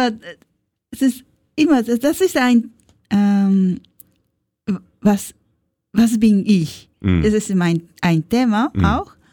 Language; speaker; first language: German; non-native, learner; Japanese